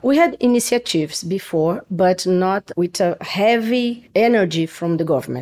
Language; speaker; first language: English; non-native, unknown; Portuguese